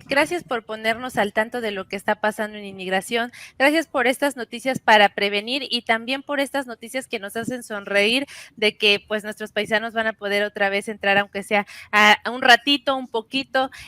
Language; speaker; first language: Spanish; native; Spanish